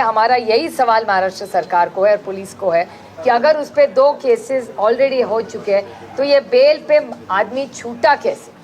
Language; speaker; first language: Hindi; non-native, local second language; Marathi